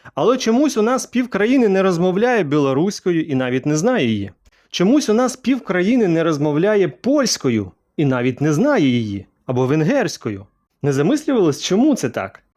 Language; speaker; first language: Ukrainian; non-native, local second language; Russian